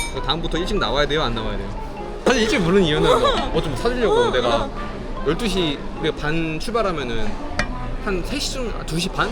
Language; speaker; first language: Korean; native; Korean